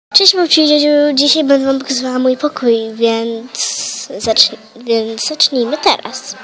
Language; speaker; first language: Polish; early bilingual, heritage; Polish